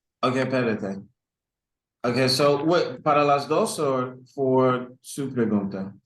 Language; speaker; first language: Spanish; non-native, learner; English